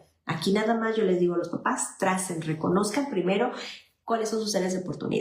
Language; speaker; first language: Spanish; native; Spanish